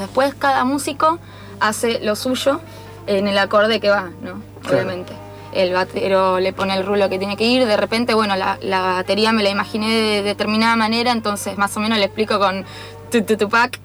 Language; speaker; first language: Spanish; native; Spanish